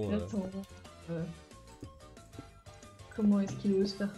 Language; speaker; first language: French; native; French